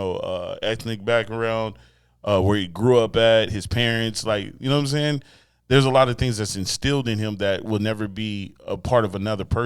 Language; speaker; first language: English; native; English